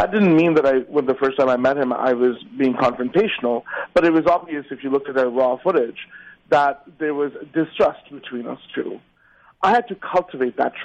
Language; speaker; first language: English; non-native, local second language; Urdu